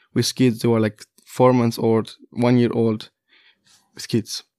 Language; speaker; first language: English; non-native, fluent; Kurdish